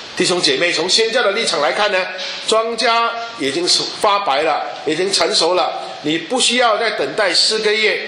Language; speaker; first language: Chinese; native; Chinese